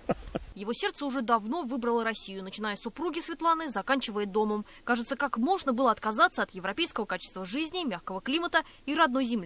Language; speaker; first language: Russian; native; Russian